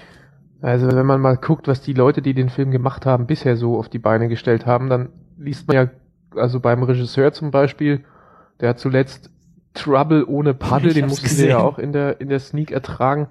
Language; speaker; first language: German; native; German